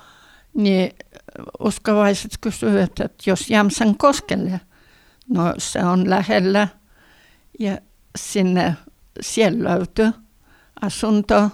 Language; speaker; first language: Finnish; early bilingual, heritage; Finnish